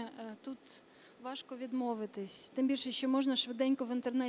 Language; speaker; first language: Ukrainian; native; Ukrainian